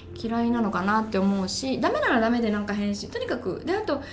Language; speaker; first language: Japanese; native; Japanese